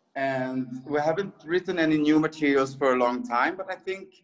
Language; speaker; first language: English; early bilingual, other home language; French